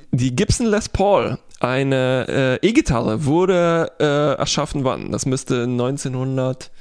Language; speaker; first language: German; non-native, fluent; Polish